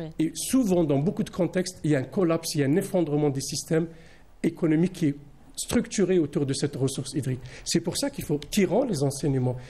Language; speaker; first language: French; non-native, local second language; Arabic